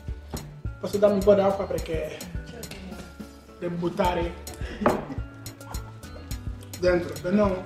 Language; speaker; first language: Italian; non-native, learner; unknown